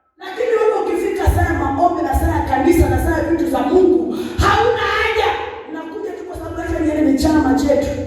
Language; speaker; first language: Swahili; non-native, local second language; Luyia